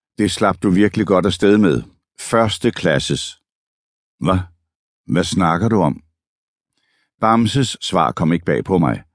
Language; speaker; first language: Danish; native; Danish